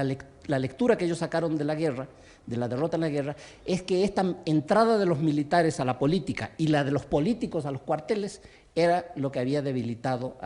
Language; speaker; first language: Spanish; native; Spanish